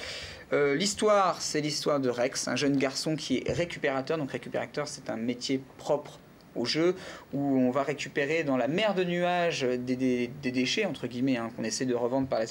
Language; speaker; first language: French; native; French